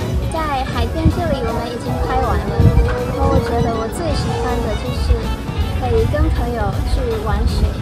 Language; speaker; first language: Chinese; non-native, fluent; Thai